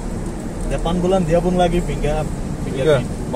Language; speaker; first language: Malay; non-native, learner; Bangla